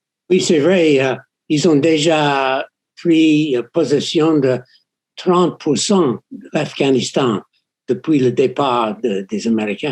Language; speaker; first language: French; non-native, fluent; English